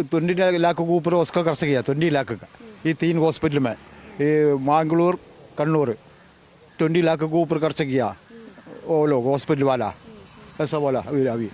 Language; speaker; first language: Hindi; non-native, local second language; Malayalam